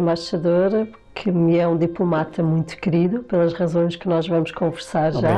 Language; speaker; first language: Portuguese; native; Portuguese